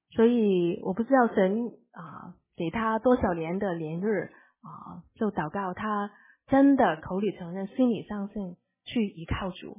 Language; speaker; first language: Chinese; early bilingual, heritage; Cantonese